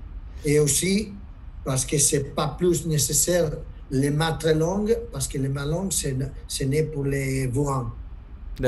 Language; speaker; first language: French; non-native, learner; Italian